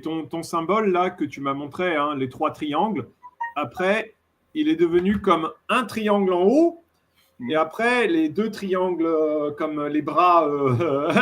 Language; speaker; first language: French; native; French